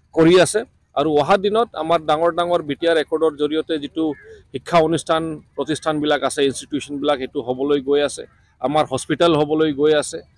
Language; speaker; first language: Assamese; non-native, local second language; Bodo